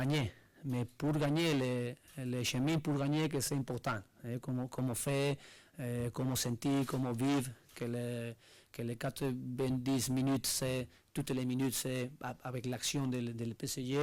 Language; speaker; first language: French; non-native, learner; Spanish